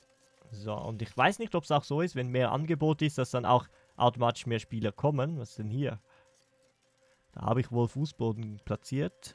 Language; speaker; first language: German; native; German